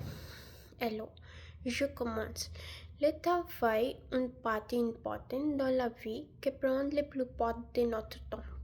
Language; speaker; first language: French; non-native, learner; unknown